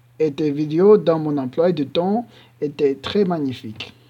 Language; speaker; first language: French; non-native, learner; Shona